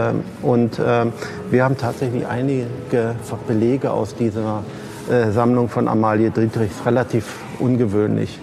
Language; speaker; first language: German; native; German